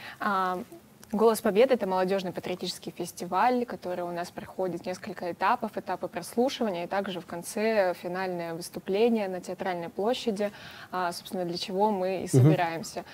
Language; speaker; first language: Russian; native; Russian